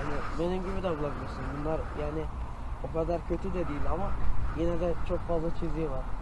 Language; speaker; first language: Turkish; early bilingual, heritage; Turkish